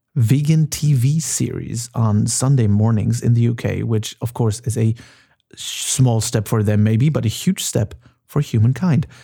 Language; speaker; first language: English; non-native, fluent; German